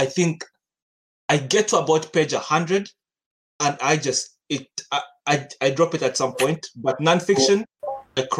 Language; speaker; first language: English; non-native, local second language; Ganda